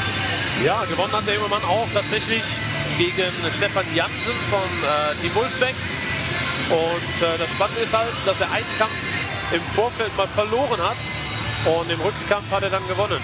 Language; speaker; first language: German; native; German